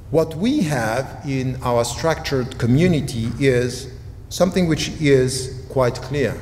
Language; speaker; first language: English; non-native, fluent; French